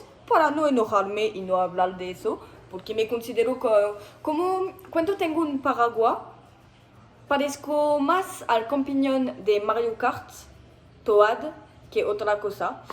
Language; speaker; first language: Spanish; non-native, learner; French